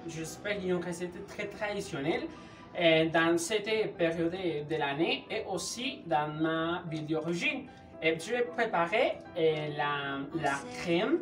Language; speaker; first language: French; non-native, learner; Spanish